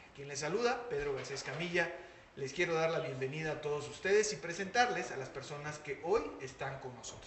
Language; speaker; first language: Spanish; native; Spanish